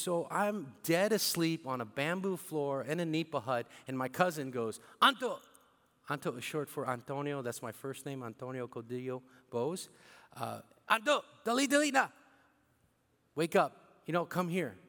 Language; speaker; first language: English; early bilingual, other home language; Bikol